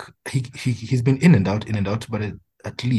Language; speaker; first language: English; non-native, local second language; Luo (Kenya and Tanzania)